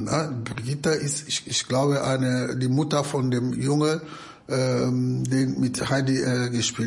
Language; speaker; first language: German; non-native, fluent; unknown